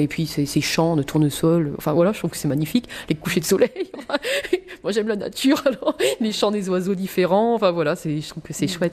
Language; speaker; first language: French; native; French